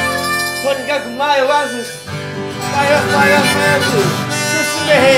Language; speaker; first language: Japanese; native; Japanese